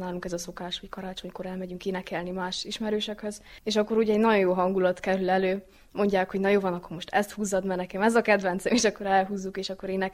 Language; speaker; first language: Hungarian; native; Hungarian